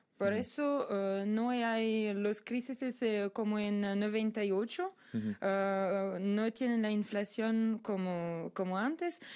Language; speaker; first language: Spanish; non-native, fluent; Russian